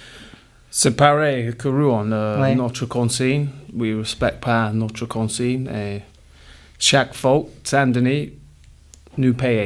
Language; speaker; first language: French; non-native, learner; English